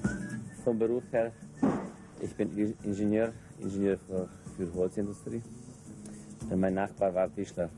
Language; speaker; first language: German; non-native, local second language; Hungarian